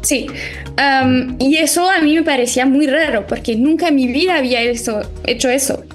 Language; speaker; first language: Spanish; non-native, fluent; French